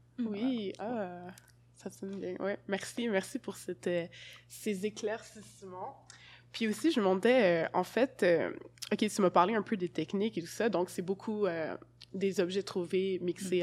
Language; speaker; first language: French; native; French